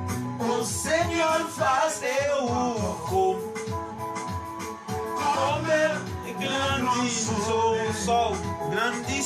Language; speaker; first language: Portuguese; non-native, learner; Haitian Creole